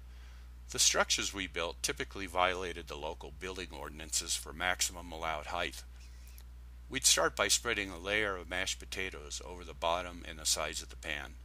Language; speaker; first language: English; native; English